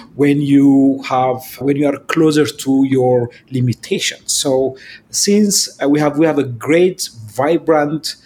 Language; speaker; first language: English; non-native, fluent; Amharic